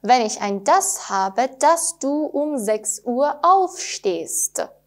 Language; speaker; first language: German; non-native, fluent; Persian